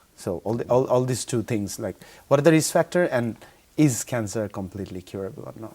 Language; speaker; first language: English; non-native, local second language; Bangla